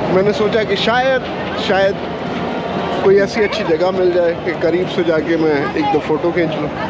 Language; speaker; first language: Urdu; native; Urdu